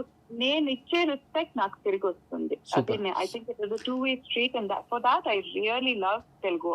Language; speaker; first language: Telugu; non-native, local second language; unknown